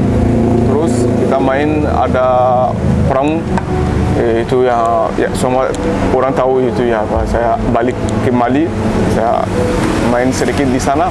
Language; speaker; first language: Indonesian; non-native, learner; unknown